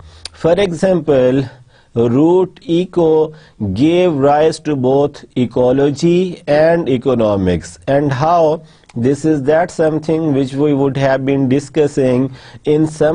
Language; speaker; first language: English; non-native, local second language; Urdu